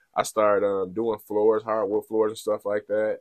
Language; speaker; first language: English; native; English